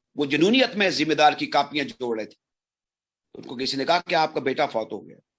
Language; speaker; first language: Urdu; non-native, local second language; Punjabi